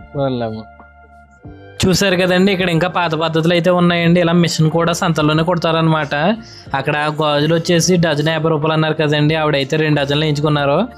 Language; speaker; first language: Telugu; native; Telugu